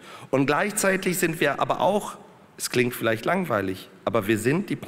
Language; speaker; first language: German; early bilingual, other home language; Polish